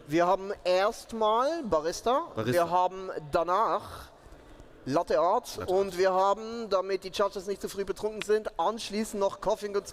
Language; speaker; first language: German; native; German